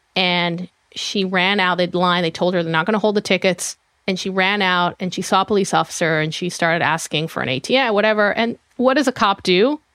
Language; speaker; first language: English; non-native, fluent; Hebrew